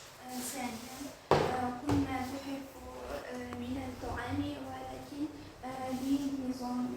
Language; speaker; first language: Arabic; non-native, learner; Uzbek